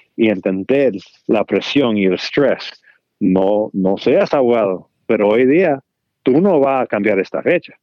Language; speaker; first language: Spanish; early bilingual, heritage; Spanish